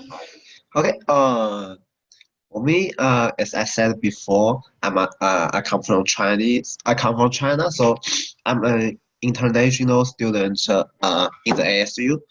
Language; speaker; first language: English; non-native, learner; Chinese